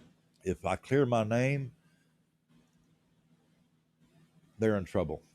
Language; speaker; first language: English; native; English